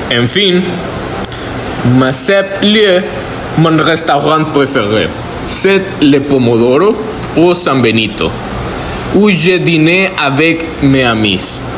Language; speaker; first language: French; non-native, learner; Spanish